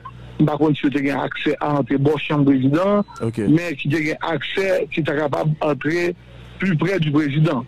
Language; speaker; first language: French; non-native, local second language; Haitian Creole